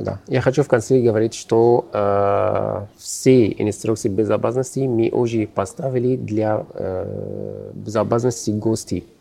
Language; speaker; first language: Russian; non-native, learner; Arabic